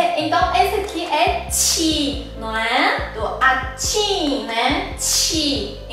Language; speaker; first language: Portuguese; non-native, fluent; Chinese